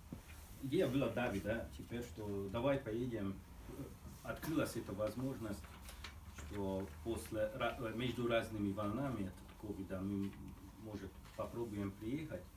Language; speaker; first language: Russian; non-native, fluent; Hungarian